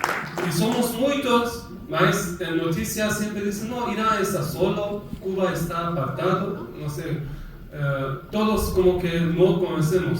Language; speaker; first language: Spanish; non-native, fluent; Persian